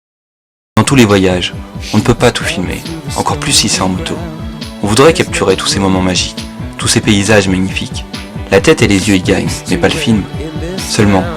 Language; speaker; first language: French; native; French